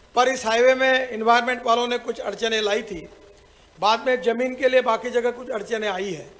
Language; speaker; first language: Hindi; non-native, local second language; Marathi